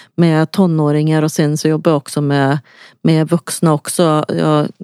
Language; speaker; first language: Swedish; native; Swedish